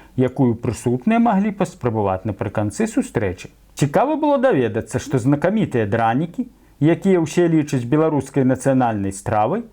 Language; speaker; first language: Belarusian; native; Belarusian